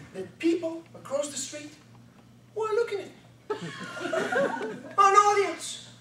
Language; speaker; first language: English; non-native, fluent; Bulgarian